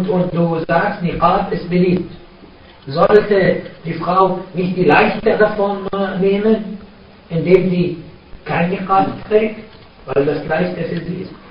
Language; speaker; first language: German; non-native, fluent; Arabic